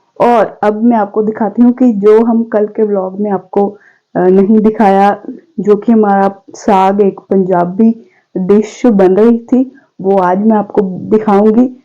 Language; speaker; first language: Hindi; non-native, local second language; Punjabi